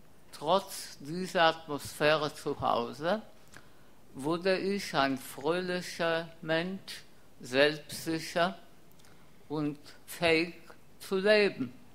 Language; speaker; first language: German; non-native, fluent; Polish